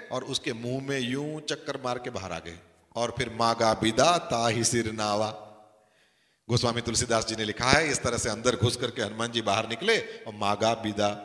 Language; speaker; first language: Hindi; non-native, local second language; Gujarati